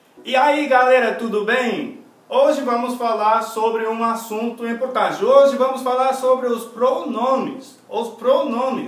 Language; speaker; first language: Portuguese; non-native, fluent; English